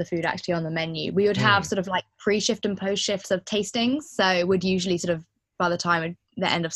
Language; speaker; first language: English; native; English